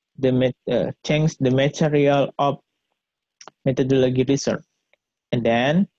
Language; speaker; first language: English; non-native, learner; Indonesian